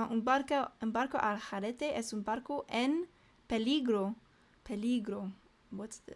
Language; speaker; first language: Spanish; non-native, learner; English